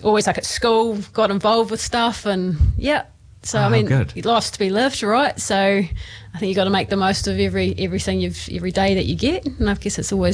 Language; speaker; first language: English; native; English